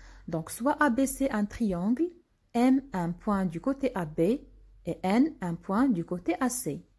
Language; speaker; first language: French; non-native, local second language; Arabic